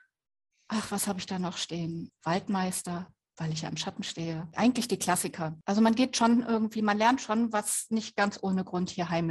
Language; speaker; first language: German; native; German